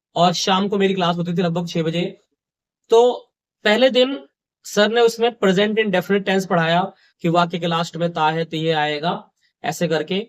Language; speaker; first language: Hindi; native; Hindi